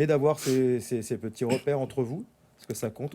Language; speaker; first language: French; native; French